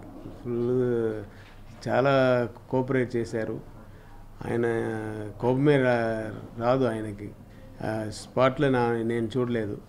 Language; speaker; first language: Telugu; non-native, learner; Tamil